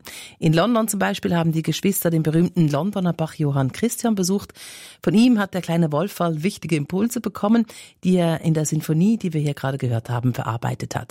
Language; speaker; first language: German; native; German